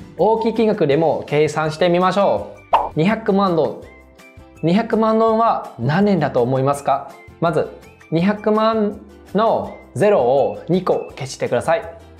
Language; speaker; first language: Japanese; non-native, fluent; Vietnamese